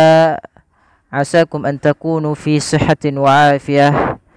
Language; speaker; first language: Arabic; non-native, fluent; Indonesian